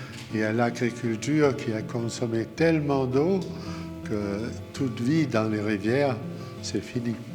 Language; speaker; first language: French; non-native, fluent; German